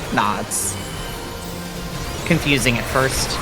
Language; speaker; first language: English; native; English